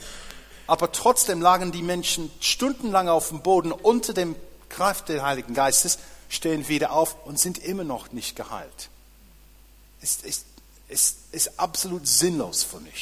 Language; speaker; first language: German; non-native, fluent; English